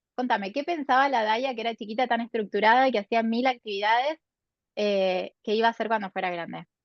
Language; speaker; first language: Spanish; native; Spanish